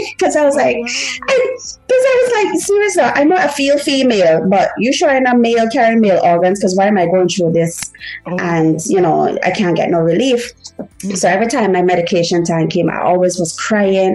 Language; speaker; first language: English; early bilingual, other home language; Haitian Creole